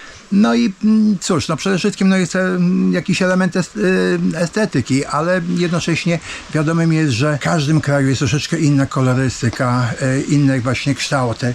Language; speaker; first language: Polish; native; Polish